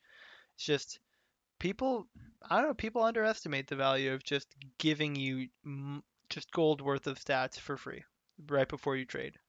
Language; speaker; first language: English; native; English